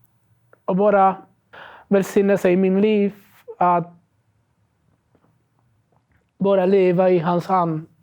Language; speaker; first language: Swedish; non-native, learner; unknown